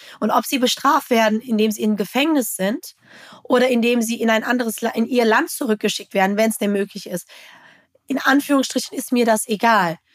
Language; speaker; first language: German; native; German